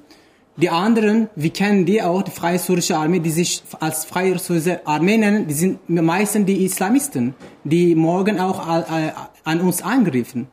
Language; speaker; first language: German; non-native, fluent; Kurdish